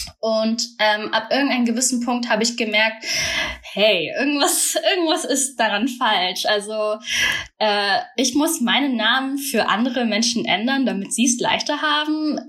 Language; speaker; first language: German; early bilingual, other home language; Vietnamese